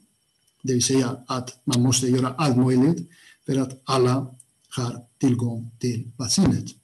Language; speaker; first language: Swedish; non-native, fluent; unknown